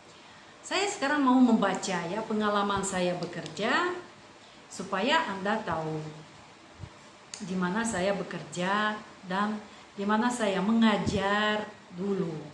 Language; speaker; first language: Indonesian; non-native, fluent; Russian